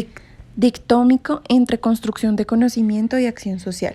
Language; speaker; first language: Spanish; native; Spanish